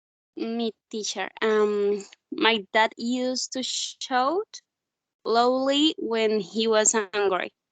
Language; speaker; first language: English; non-native, learner; Spanish